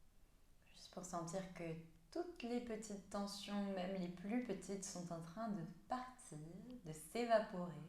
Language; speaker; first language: French; native; French